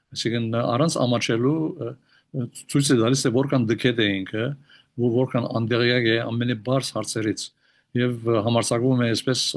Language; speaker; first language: Armenian; early bilingual, heritage; Armenian